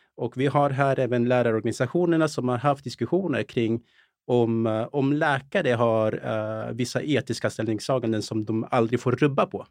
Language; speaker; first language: Swedish; early bilingual, other home language; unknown